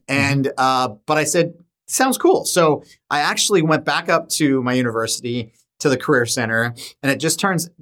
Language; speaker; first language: English; native; English